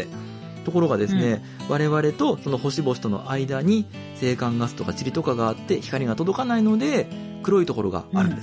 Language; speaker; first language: Japanese; native; Japanese